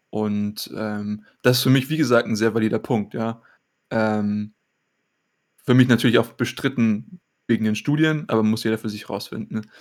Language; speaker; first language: German; native; German